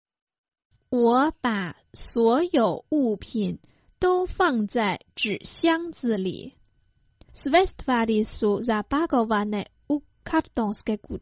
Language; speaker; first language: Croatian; non-native, fluent; Chinese